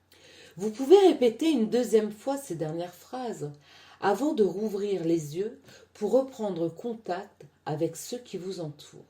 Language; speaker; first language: French; native; French